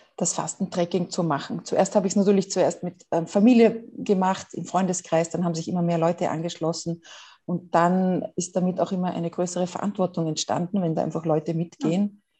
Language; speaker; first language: German; native; German